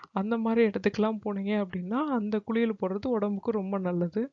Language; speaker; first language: Tamil; native; Tamil